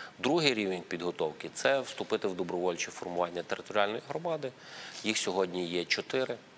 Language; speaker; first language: Ukrainian; native; Ukrainian